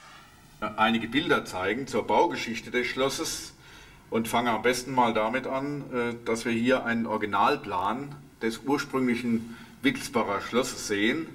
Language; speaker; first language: German; native; German